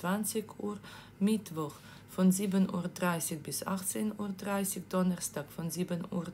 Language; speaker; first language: German; non-native, fluent; Ukrainian